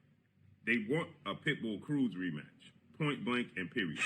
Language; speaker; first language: English; native; English